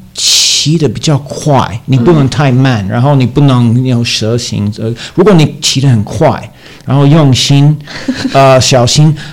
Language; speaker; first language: Chinese; non-native, learner; English